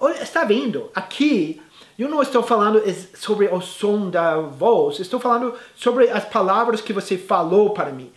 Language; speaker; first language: Portuguese; non-native, fluent; English